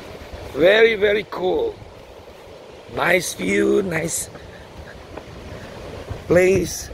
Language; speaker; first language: English; non-native, learner; Indonesian